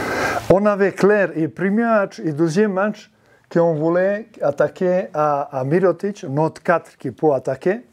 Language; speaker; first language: French; non-native, learner; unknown